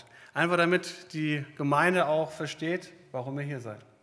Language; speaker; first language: German; native; German